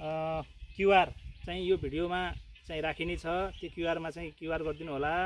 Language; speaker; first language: Nepali; native; Nepali